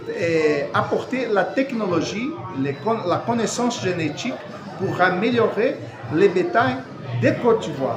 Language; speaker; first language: French; non-native, fluent; Portuguese